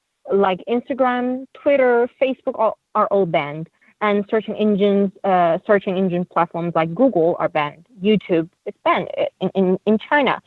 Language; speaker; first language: English; non-native, fluent; Uyghur